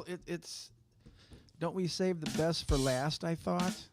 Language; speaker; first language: English; native; English